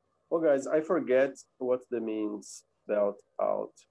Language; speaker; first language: English; non-native, learner; Portuguese